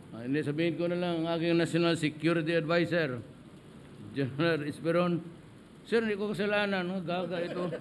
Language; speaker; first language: Filipino; non-native, local second language; Cebuano